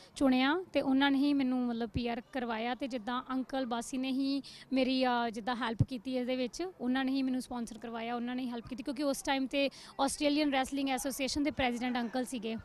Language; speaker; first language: Punjabi; native; Punjabi